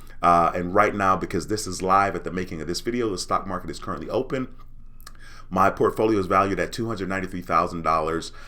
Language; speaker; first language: English; native; English